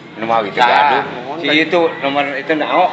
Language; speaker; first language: Indonesian; non-native, local second language; Sundanese